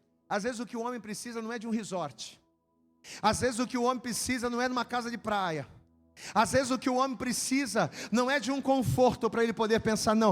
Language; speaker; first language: Portuguese; native; Portuguese